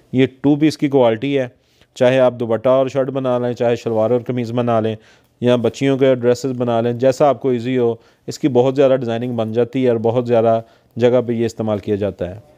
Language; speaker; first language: Urdu; non-native, local second language; Punjabi